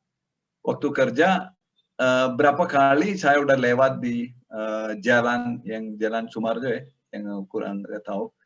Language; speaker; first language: Indonesian; non-native, learner; Tamil